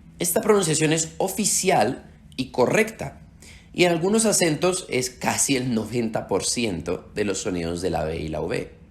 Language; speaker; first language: Spanish; early bilingual, heritage; Slovak